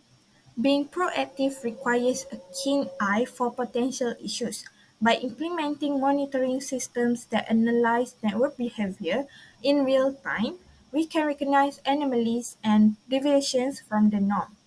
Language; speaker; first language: English; non-native, local second language; Malay